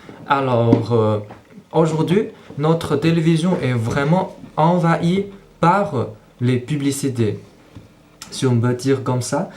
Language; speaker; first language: French; non-native, fluent; Chinese